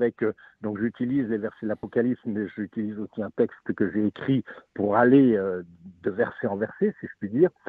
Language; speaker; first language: French; native; French